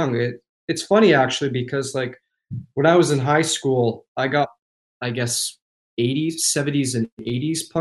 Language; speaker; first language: English; native; English